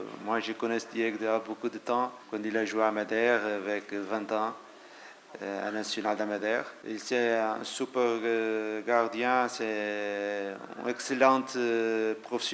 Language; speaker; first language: French; non-native, fluent; Portuguese